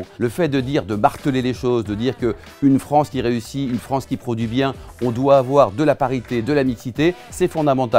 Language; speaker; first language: French; native; French